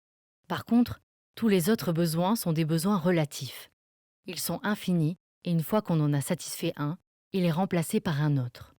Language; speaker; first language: French; native; French